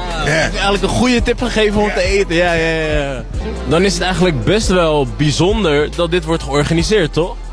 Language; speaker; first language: Dutch; native; Dutch